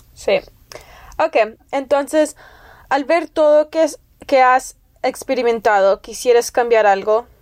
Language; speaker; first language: Spanish; early bilingual, heritage; English